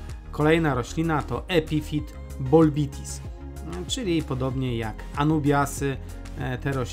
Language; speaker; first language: Polish; native; Polish